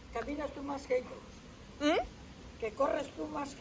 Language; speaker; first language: Spanish; native; Spanish